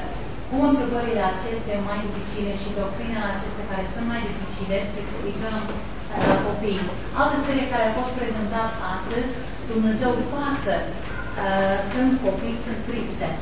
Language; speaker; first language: Romanian; non-native, local second language; Hungarian